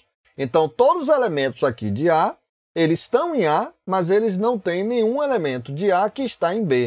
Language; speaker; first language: Portuguese; native; Portuguese